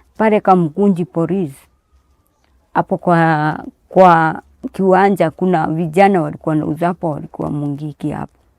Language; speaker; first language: Swahili; native; Swahili